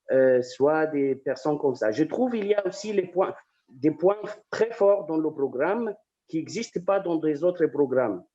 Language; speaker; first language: French; non-native, fluent; Arabic